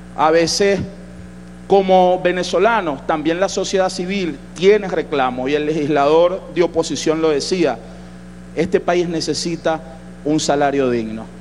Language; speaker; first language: Spanish; native; Spanish